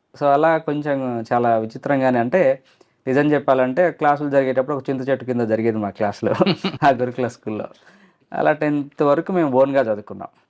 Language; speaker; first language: Telugu; non-native, local second language; Lambadi